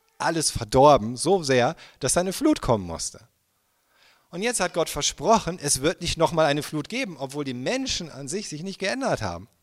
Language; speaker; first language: German; native; German